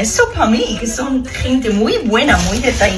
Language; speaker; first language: Spanish; non-native, fluent; English